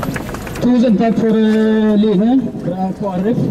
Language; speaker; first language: Norwegian; non-native, fluent; Amharic